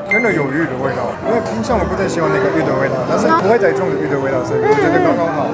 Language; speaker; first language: Chinese; non-native, learner; French